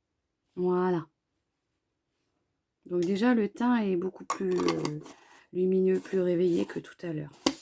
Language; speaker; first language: French; native; French